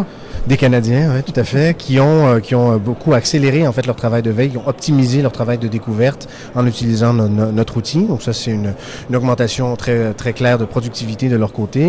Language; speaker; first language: French; native; French